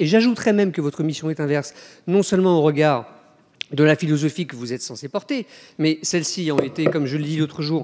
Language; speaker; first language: French; native; French